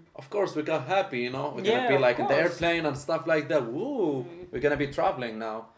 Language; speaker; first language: English; non-native, fluent; Arabic